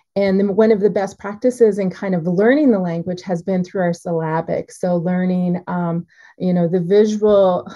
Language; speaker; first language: English; native; English